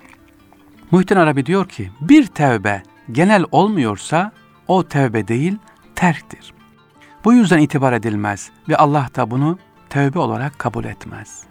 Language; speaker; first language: Turkish; native; Turkish